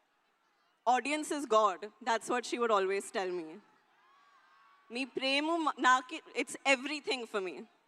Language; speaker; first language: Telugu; non-native, learner; Hindi